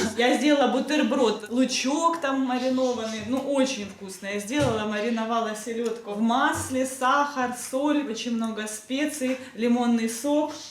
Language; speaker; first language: Russian; native; Russian